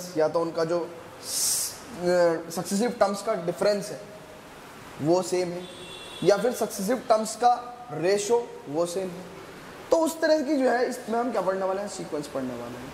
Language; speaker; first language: Hindi; native; Hindi